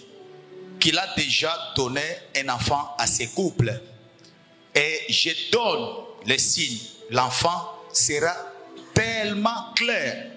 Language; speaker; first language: French; non-native, local second language; Lingala